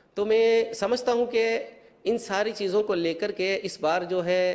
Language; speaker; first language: Hindi; native; Hindi